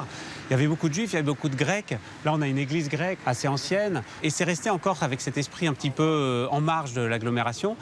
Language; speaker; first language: French; native; French